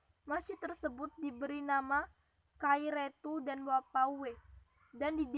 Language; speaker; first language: Indonesian; native; Indonesian